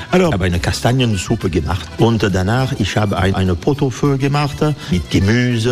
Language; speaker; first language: German; non-native, fluent; French